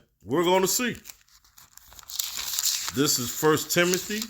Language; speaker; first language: English; native; English